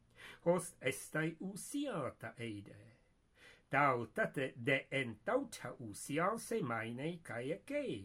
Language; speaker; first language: Greek; non-native, fluent; English